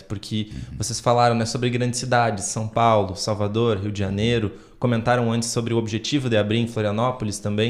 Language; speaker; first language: Portuguese; native; Portuguese